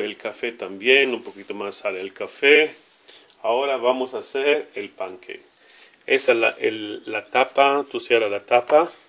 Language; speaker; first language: Spanish; non-native, learner; Hebrew